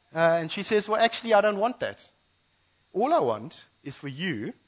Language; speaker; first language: English; native; English